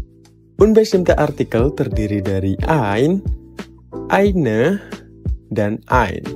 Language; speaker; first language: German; non-native, fluent; Indonesian